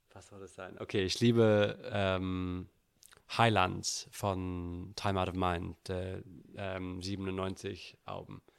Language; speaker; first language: German; non-native, learner; English